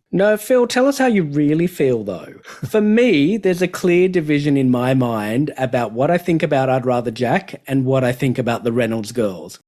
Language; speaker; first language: English; native; English